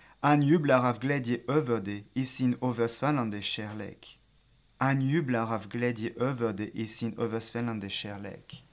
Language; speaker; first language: Swedish; non-native, fluent; French